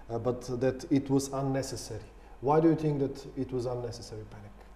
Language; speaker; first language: English; non-native, fluent; Macedonian